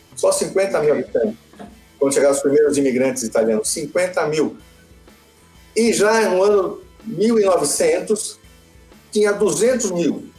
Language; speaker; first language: Portuguese; early bilingual, other home language; Italian